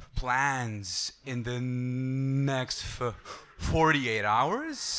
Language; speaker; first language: English; non-native, fluent; Arabic